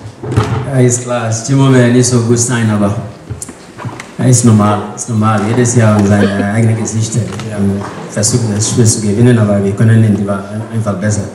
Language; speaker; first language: German; non-native, learner; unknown